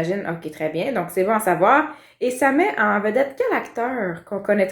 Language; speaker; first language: French; native; French